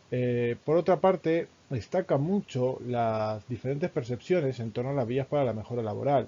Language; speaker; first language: Spanish; native; Spanish